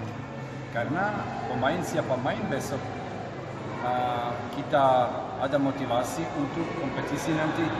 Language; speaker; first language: Indonesian; non-native, learner; Armenian